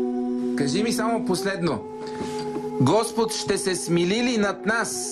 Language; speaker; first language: Bulgarian; native; Bulgarian